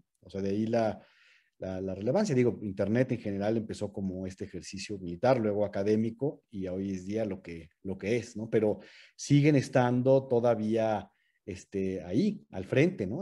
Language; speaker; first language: Spanish; native; Spanish